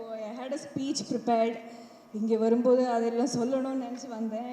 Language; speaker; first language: Tamil; non-native, fluent; Malayalam